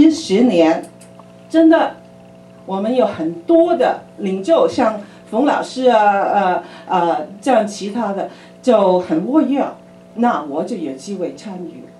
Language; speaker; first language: Chinese; early bilingual, other home language; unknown